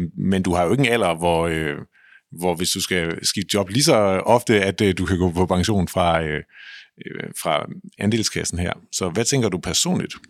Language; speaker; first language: Danish; native; Danish